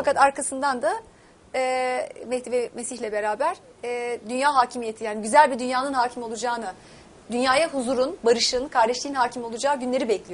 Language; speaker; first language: Turkish; native; Turkish